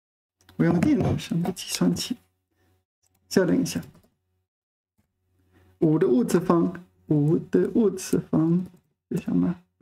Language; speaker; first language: Chinese; non-native, fluent; English